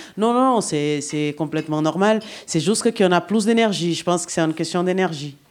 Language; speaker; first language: French; non-native, fluent; Portuguese